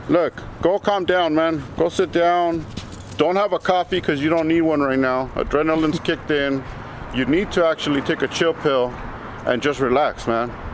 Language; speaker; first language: English; early bilingual, other home language; Spanish